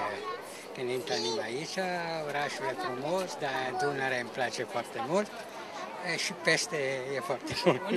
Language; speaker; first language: Romanian; non-native, fluent; Italian